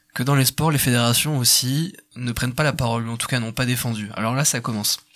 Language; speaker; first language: French; native; French